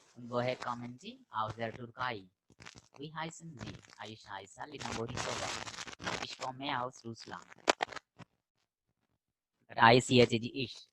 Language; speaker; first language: German; non-native, fluent; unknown